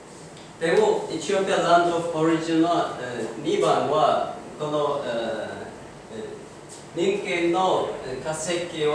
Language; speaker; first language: Japanese; non-native, learner; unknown